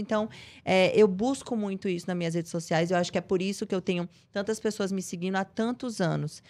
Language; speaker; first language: Portuguese; native; Portuguese